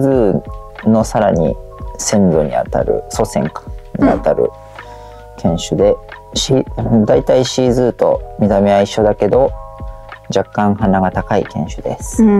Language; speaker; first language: Japanese; native; Japanese